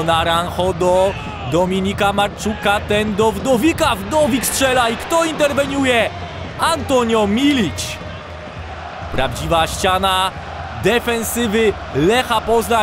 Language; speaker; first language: Polish; native; Polish